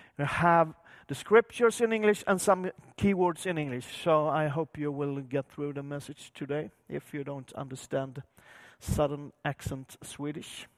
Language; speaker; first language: English; non-native, fluent; Swedish